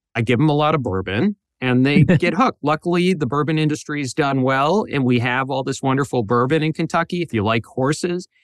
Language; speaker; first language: English; native; English